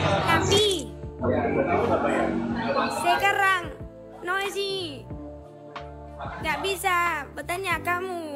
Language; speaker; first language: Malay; non-native, learner; Vietnamese